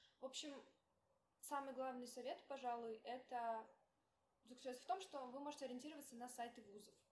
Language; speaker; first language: Russian; native; Russian